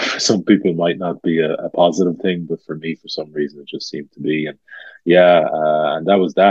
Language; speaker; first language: English; native; English